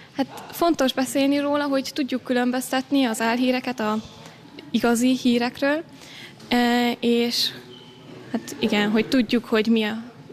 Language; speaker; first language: Hungarian; non-native, local second language; German